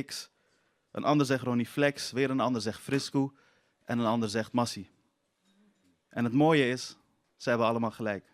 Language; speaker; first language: Dutch; early bilingual, other home language; Persian